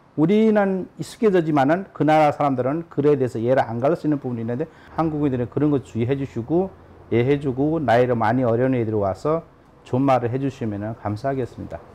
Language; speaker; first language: Korean; non-native, fluent; Nepali